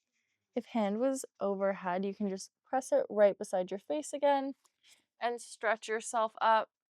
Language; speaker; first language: English; native; English